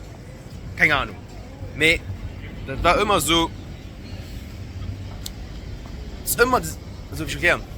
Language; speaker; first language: German; non-native, local second language; Luxembourgish